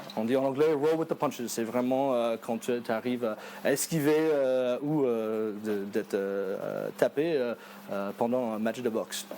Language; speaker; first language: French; non-native, fluent; English